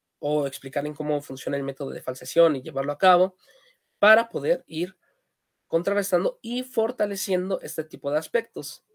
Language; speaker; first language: Spanish; native; Spanish